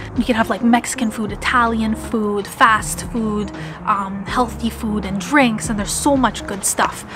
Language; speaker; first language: English; native; English